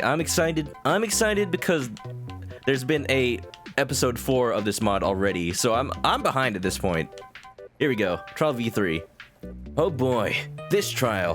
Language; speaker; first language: English; native; English